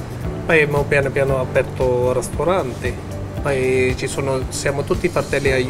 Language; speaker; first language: Italian; non-native, learner; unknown